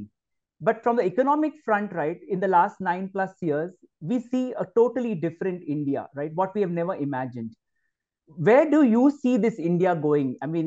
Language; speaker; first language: English; non-native, local second language; Marathi